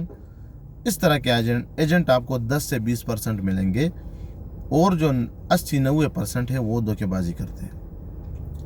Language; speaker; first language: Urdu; non-native, local second language; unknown